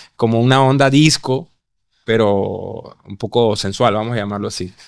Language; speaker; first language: Spanish; native; Spanish